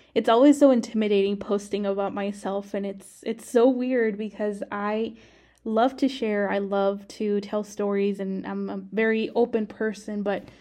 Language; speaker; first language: English; early bilingual, other home language; Spanish